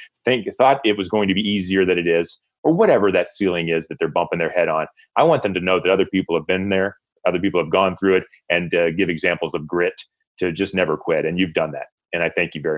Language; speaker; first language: English; native; English